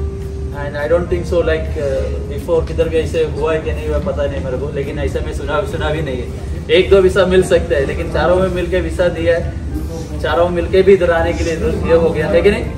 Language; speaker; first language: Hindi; non-native, local second language; Malayalam